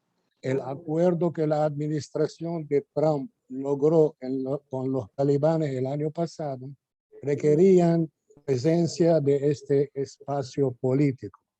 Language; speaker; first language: Spanish; non-native, fluent; Arabic